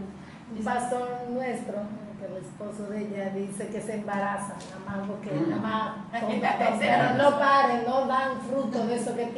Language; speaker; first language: Spanish; native; Spanish